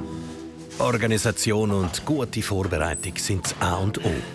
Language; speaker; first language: German; native; German